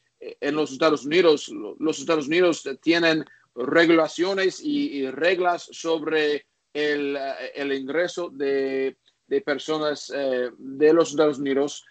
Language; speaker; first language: Spanish; non-native, learner; English